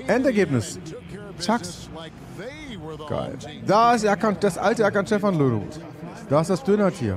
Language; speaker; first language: German; native; German